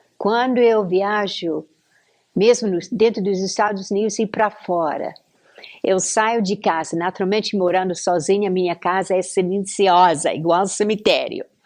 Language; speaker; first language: Portuguese; non-native, fluent; English